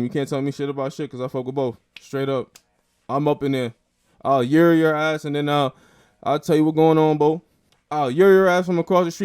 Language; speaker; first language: English; native; English